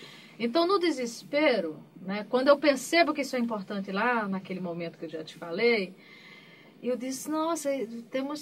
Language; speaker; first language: Portuguese; native; Portuguese